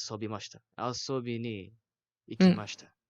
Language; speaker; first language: Japanese; non-native, learner; Malay